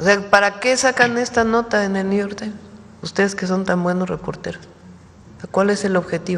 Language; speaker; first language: Spanish; native; Spanish